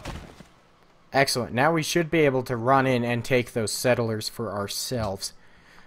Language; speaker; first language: English; native; English